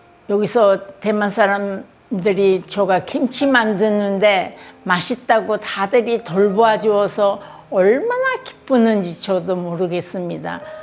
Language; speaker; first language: Korean; early bilingual, heritage; Korean